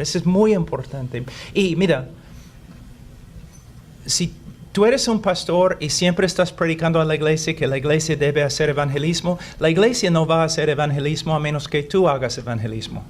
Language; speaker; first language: Spanish; non-native, fluent; English